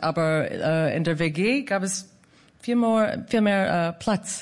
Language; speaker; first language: German; non-native, fluent; English